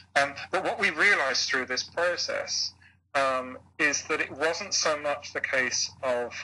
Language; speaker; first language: English; native; English